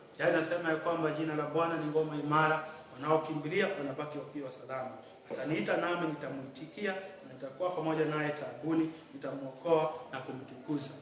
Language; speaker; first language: Swahili; native; Swahili